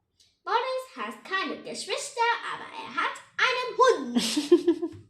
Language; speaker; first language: German; non-native, learner; Vietnamese